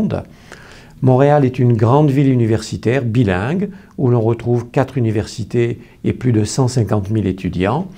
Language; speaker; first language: French; native; French